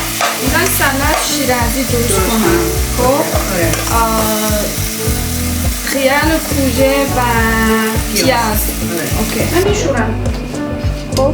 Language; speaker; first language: Persian; non-native, learner; Chinese